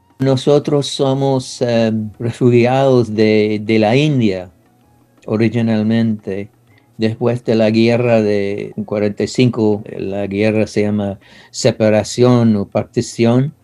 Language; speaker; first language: Spanish; non-native, learner; English